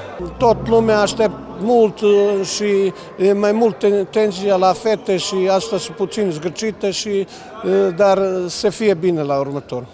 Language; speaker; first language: Romanian; non-native, learner; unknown